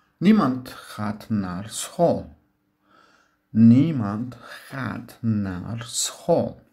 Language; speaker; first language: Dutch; non-native, learner; Turkish